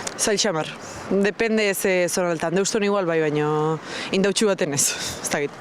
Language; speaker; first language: Basque; non-native, local second language; Spanish